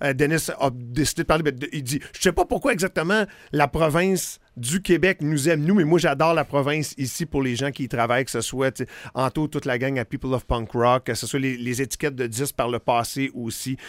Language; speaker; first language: French; native; French